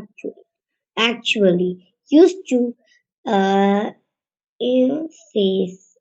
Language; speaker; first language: English; non-native, learner; Hindi